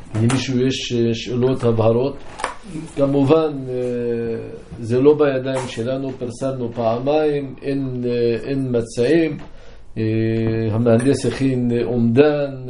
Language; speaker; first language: Hebrew; non-native, local second language; Arabic